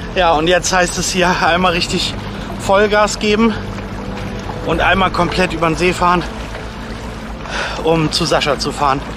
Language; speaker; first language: German; native; German